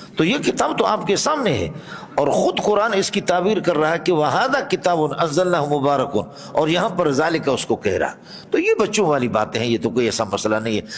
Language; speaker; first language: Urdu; non-native, local second language; Baluchi